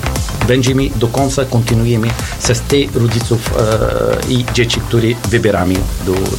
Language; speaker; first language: Polish; non-native, learner; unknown